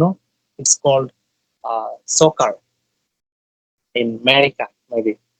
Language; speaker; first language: English; non-native, learner; Bangla